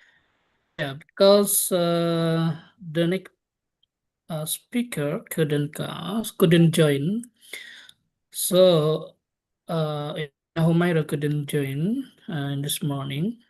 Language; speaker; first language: English; non-native, local second language; Indonesian